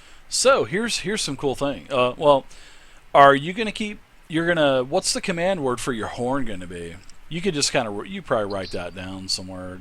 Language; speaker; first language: English; native; English